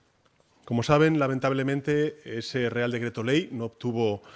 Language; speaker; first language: Spanish; native; Spanish